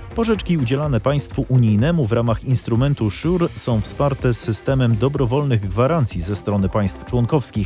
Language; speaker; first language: Polish; native; Polish